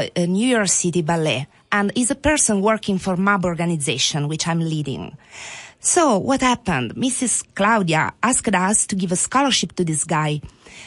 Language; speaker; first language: English; non-native, fluent; Italian